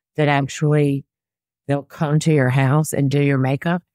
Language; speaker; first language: English; native; English